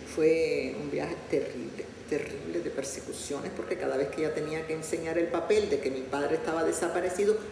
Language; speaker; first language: Spanish; native; Spanish